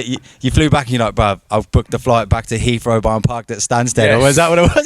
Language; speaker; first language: English; native; English